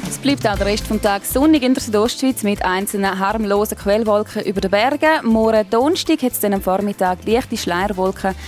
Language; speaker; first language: German; native; German